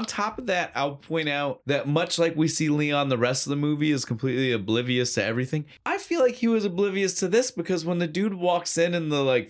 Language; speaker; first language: English; native; English